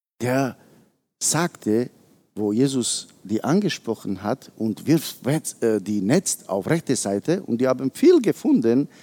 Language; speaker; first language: German; non-native, fluent; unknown